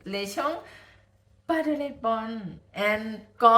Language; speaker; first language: French; non-native, learner; Thai